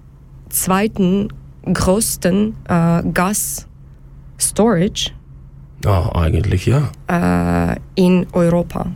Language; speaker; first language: German; non-native, learner; Ukrainian